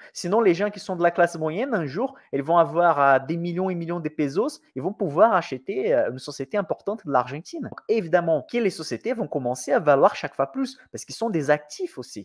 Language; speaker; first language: French; non-native, fluent; Portuguese